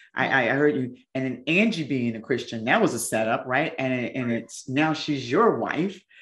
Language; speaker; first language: English; native; English